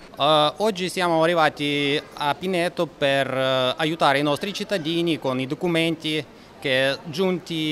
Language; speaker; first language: Italian; non-native, fluent; Ukrainian